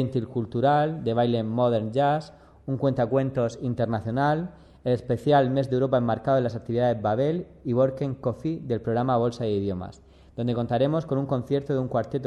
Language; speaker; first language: Spanish; native; Spanish